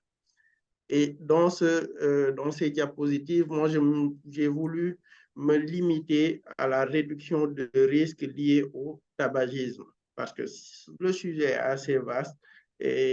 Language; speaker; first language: French; non-native, local second language; Wolof